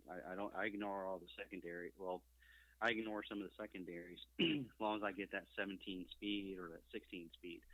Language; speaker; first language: English; native; English